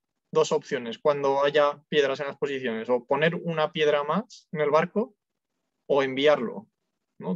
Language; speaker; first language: Spanish; non-native, learner; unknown